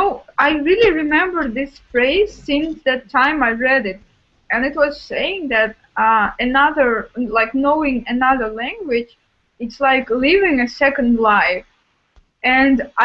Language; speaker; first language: English; non-native, fluent; Russian